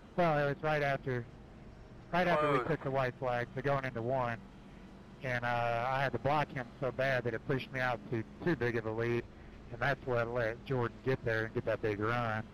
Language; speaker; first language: English; native; English